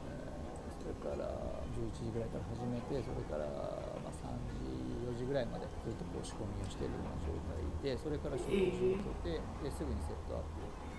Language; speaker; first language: Japanese; native; Japanese